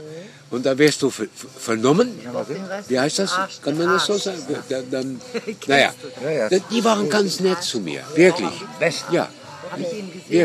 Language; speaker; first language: German; non-native, fluent; Dutch